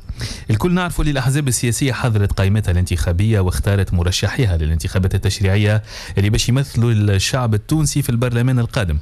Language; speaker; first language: Arabic; native; Arabic